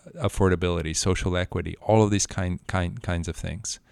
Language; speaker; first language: English; non-native, fluent; Spanish